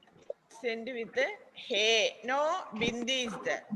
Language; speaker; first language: English; non-native, local second language; Malayalam